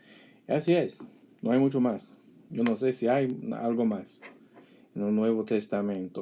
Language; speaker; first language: Spanish; non-native, fluent; English